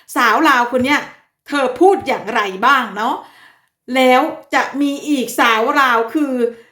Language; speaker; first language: Thai; native; Thai